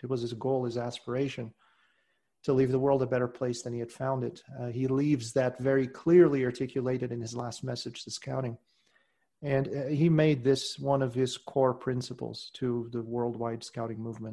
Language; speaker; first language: English; non-native, fluent; Portuguese